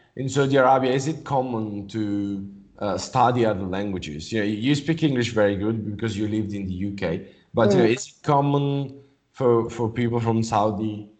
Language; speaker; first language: English; non-native, fluent; Italian